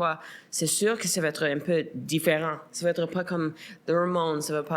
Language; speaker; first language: French; non-native, local second language; English